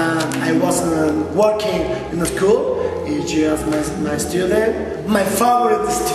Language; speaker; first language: English; non-native, local second language; Spanish